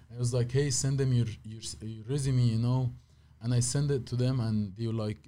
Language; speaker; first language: English; non-native, fluent; Arabic